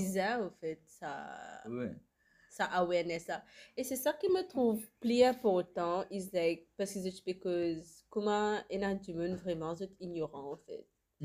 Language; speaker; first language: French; non-native, local second language; Morisyen